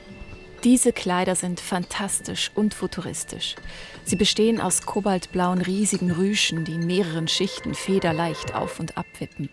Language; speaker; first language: German; native; German